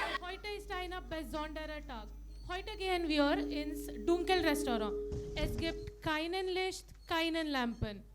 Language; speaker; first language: German; non-native, learner; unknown